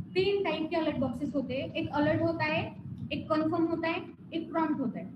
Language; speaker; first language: Hindi; non-native, local second language; Marathi